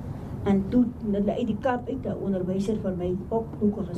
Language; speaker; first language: Dutch; non-native, local second language; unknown